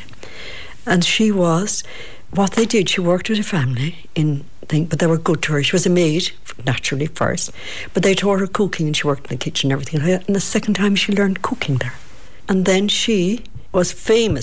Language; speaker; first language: English; native; English